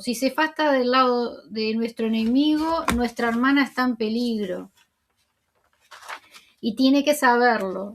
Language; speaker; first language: Spanish; native; Spanish